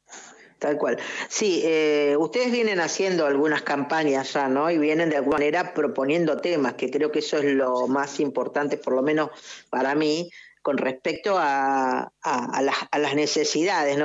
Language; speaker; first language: Spanish; native; Spanish